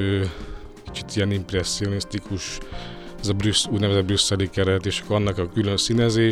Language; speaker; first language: Hungarian; native; Hungarian